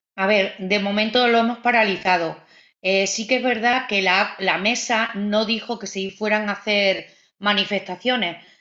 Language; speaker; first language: Spanish; native; Spanish